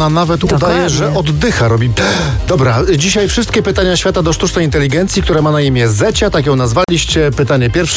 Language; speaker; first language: Polish; native; Polish